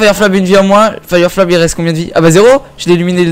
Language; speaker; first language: French; native; French